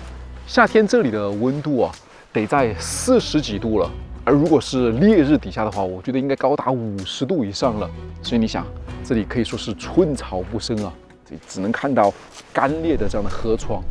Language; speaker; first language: Chinese; native; Chinese